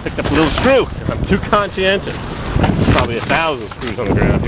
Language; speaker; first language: English; early bilingual, other home language; French